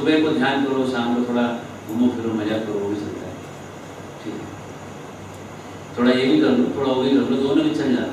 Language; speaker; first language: Hindi; native; Hindi